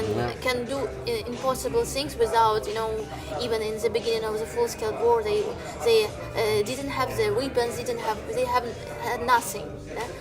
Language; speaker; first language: English; non-native, learner; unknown